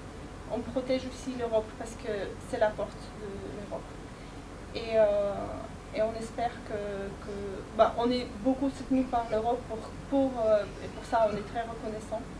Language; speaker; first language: French; non-native, fluent; Ukrainian